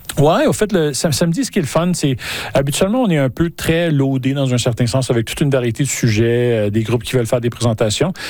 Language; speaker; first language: French; native; French